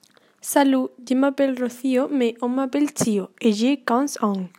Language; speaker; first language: French; non-native, learner; Spanish